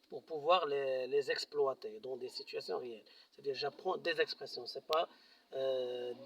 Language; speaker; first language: French; non-native, local second language; Arabic